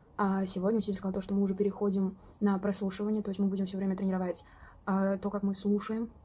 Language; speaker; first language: Russian; non-native, local second language; Uzbek